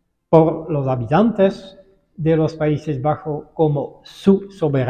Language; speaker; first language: Spanish; non-native, fluent; Dutch